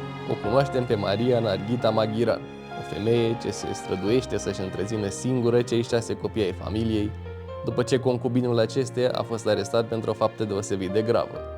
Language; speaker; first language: Romanian; native; Romanian